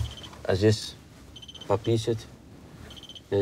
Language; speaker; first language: Russian; non-native, learner; Dutch